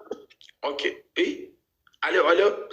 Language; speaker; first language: Russian; non-native, learner; Uzbek